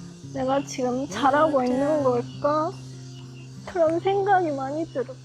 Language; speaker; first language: Korean; non-native, fluent; Japanese